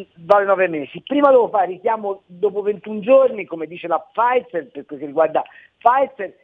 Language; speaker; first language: Italian; native; Italian